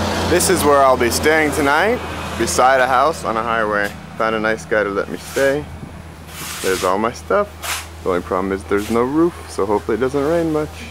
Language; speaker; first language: English; native; English